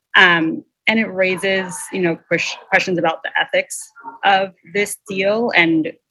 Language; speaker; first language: English; native; English